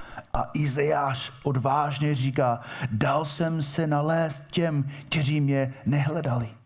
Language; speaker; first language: Czech; non-native, fluent; English